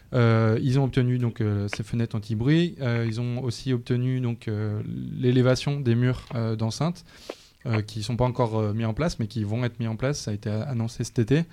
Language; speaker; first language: French; native; French